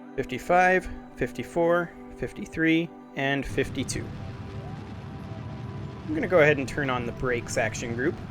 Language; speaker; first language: English; native; English